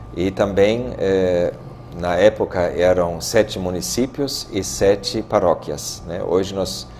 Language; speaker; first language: Portuguese; non-native, fluent; German